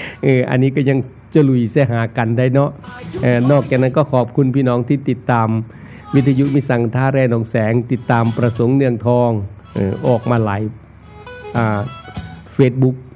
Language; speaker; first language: Thai; non-native, local second language; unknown